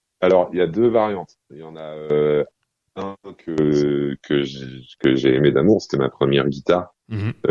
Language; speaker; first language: French; non-native, fluent; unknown